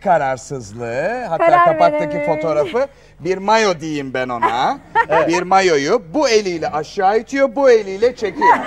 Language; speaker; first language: Turkish; native; Turkish